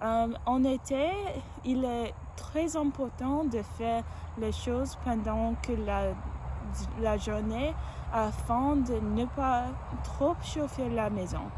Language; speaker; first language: French; non-native, learner; English